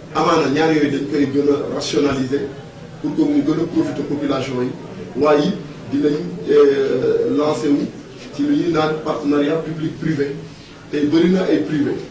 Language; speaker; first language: Wolof; non-native, local second language; Fula